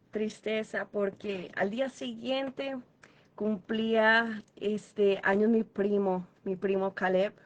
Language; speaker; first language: Spanish; native; Spanish